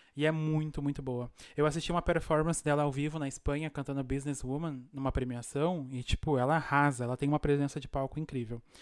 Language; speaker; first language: Portuguese; native; Portuguese